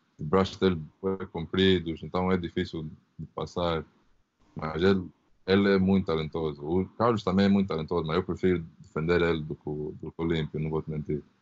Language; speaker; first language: Portuguese; early bilingual, heritage; Portuguese